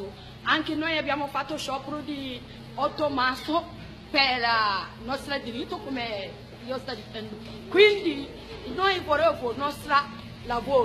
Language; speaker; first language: Italian; non-native, learner; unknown